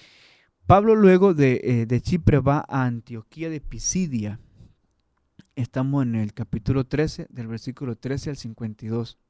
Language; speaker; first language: Spanish; native; Spanish